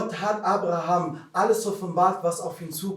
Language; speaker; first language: German; non-native, fluent; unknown